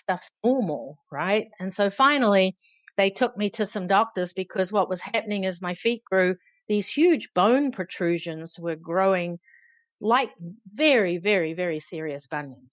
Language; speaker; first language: English; native; English